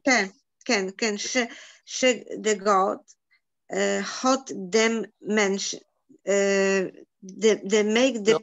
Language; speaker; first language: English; non-native, learner; Polish